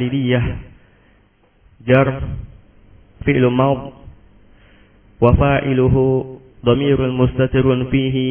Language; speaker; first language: Arabic; non-native, learner; Indonesian